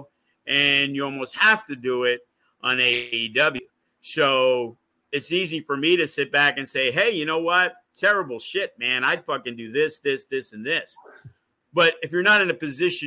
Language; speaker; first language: English; native; English